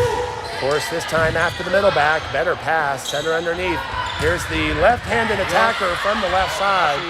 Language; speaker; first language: English; native; English